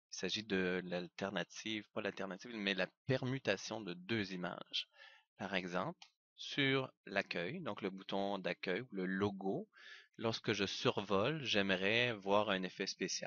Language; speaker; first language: French; native; French